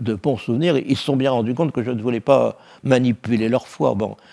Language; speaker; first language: French; native; French